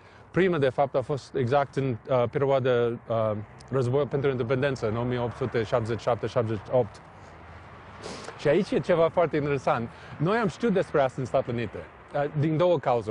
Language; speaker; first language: Romanian; non-native, learner; English